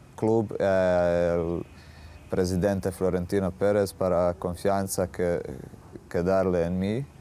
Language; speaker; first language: Spanish; non-native, learner; Croatian